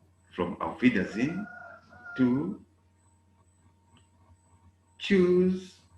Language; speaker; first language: German; non-native, learner; Bemba